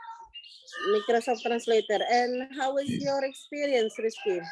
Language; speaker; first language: English; non-native, local second language; Indonesian